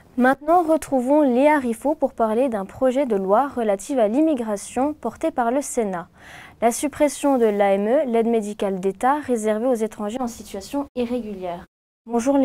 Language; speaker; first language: French; native; French